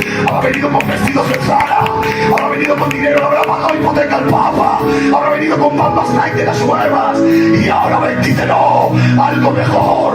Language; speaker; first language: Spanish; native; Spanish